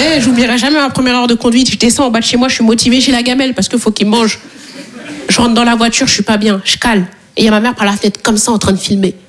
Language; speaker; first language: French; native; French